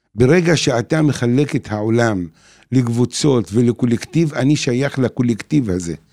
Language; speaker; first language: Hebrew; non-native, local second language; Arabic